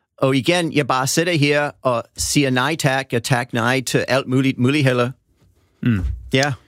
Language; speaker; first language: Danish; non-native, fluent; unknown